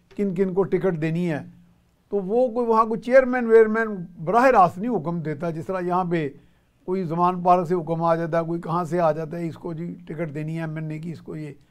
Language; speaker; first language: Urdu; native; Urdu